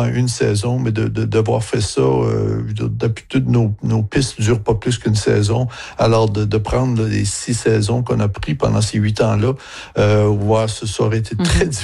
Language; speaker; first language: French; native; French